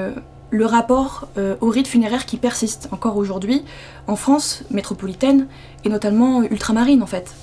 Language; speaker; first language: French; native; French